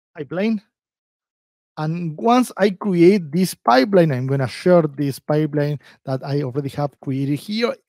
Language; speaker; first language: English; non-native, fluent; Spanish